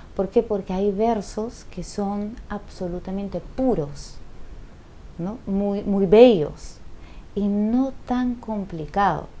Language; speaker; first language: Spanish; non-native, fluent; Dutch